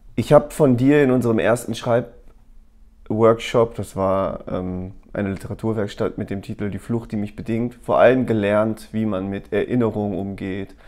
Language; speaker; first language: German; native; German